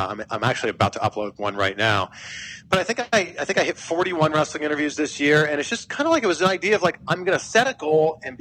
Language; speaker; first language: English; native; English